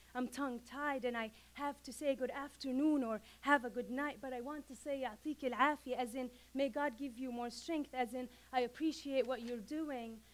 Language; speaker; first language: English; non-native, fluent; Arabic